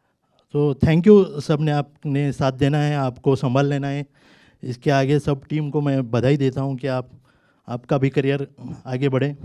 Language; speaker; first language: Hindi; non-native, local second language; Marathi